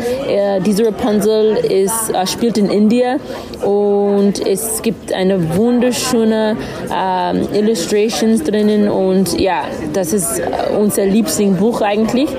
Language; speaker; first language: German; non-native, learner; English